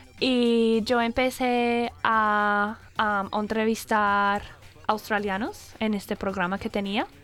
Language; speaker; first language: Spanish; non-native, fluent; English